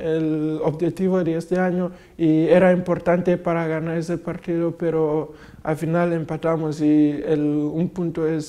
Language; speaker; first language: Spanish; non-native, fluent; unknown